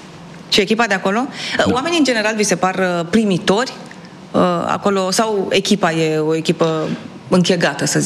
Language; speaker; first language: Romanian; native; Romanian